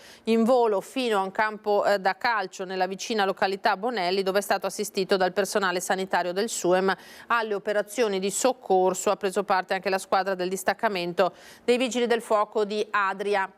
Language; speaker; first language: Italian; native; Italian